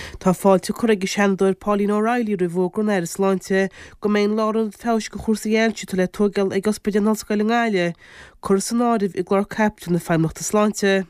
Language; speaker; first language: Irish; native; Irish